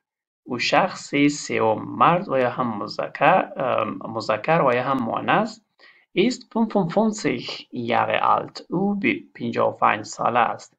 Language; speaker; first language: Persian; non-native, local second language; Pashto